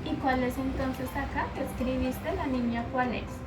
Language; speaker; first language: Spanish; native; Spanish